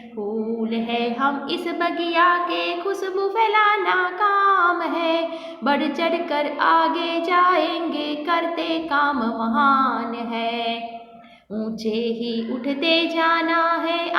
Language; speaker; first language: Hindi; non-native, local second language; Gujarati